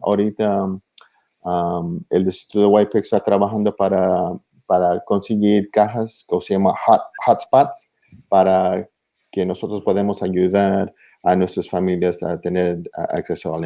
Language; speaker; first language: Spanish; early bilingual, heritage; English